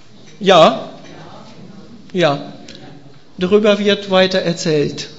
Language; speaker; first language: German; non-native, learner; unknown